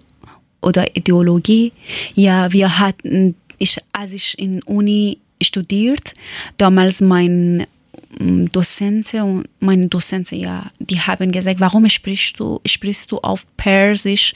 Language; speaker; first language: German; non-native, learner; Persian